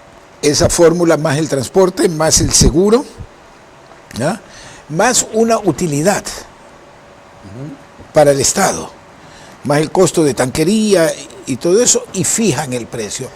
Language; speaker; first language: Spanish; native; Spanish